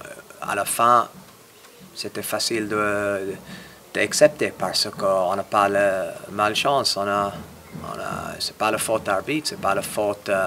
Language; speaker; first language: French; non-native, fluent; English